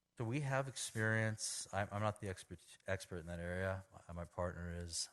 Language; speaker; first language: English; native; English